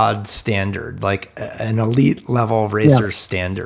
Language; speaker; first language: English; native; English